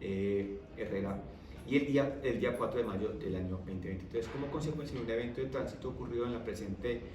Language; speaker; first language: Spanish; native; Spanish